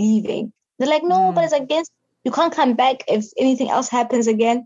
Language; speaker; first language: English; non-native, local second language; Southern Sotho